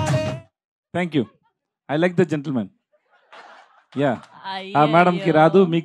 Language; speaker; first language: Telugu; non-native, learner; Tamil